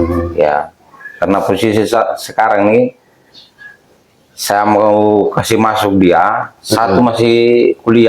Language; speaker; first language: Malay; non-native, local second language; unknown